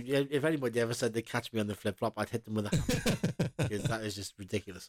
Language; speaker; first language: English; native; English